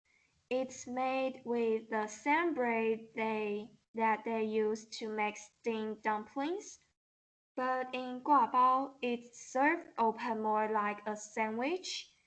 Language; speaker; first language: English; non-native, learner; Chinese